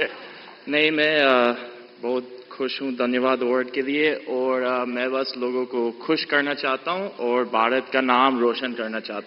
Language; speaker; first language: Hindi; early bilingual, heritage; Hindi